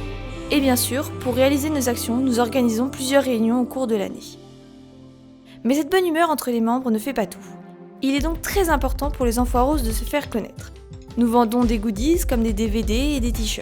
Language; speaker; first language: French; native; French